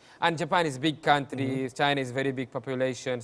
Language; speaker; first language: English; non-native, learner; Arabic